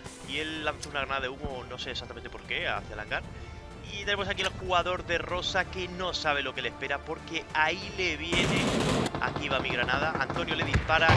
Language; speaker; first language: Spanish; native; Spanish